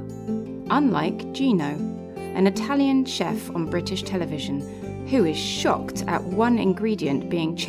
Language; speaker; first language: English; native; English